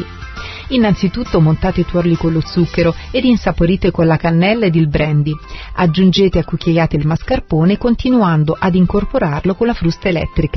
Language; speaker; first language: Italian; native; Italian